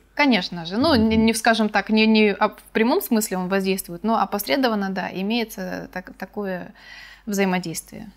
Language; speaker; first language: Russian; native; Russian